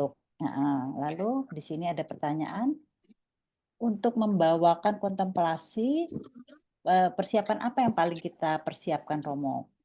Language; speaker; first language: Indonesian; native; Indonesian